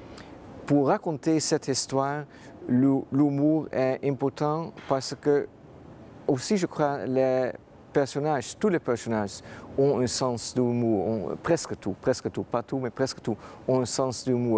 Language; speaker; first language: French; non-native, fluent; Dutch